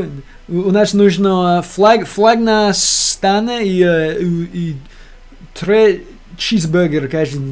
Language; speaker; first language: Russian; non-native, learner; English